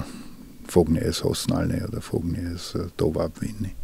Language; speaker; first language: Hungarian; non-native, learner; German